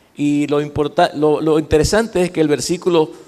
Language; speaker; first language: Spanish; native; Spanish